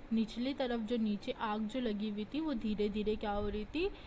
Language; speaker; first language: Hindi; non-native, local second language; Marathi